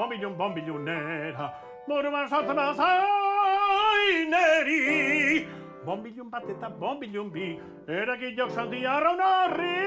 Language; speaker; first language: Basque; native; Basque